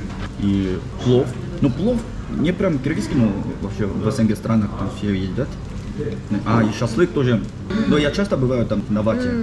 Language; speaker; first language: Russian; non-native, fluent; Korean